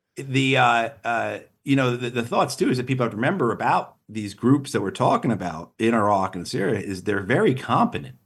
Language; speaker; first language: English; native; English